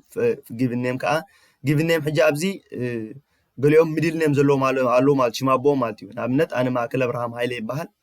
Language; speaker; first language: Tigrinya; early bilingual, heritage; Tigrinya